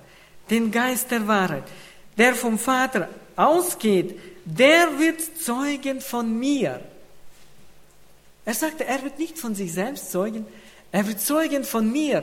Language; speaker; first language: German; non-native, fluent; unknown